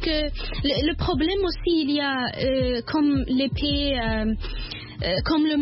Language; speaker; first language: French; non-native, learner; English